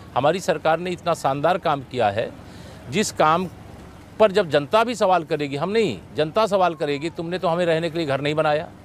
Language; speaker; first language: Hindi; native; Hindi